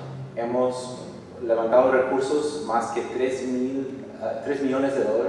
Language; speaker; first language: Spanish; non-native, fluent; English